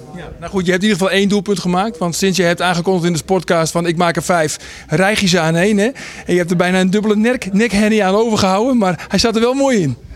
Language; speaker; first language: Dutch; non-native, local second language; Western Frisian